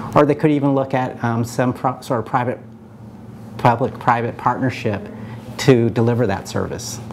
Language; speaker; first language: English; native; English